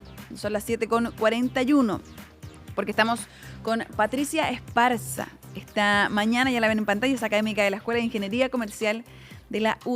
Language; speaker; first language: Spanish; native; Spanish